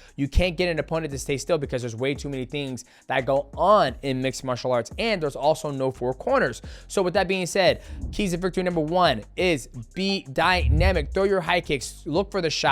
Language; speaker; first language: English; native; English